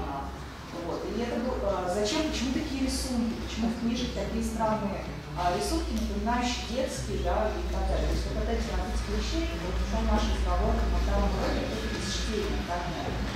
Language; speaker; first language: Russian; native; Russian